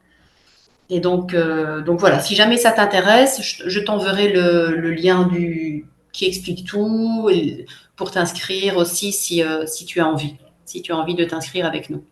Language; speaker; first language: French; native; French